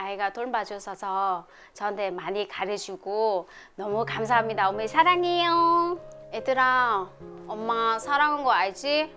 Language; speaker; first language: Korean; non-native, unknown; Vietnamese